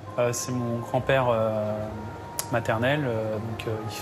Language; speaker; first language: French; native; French